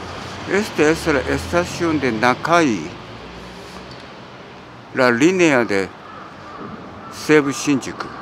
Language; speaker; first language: Spanish; non-native, learner; Japanese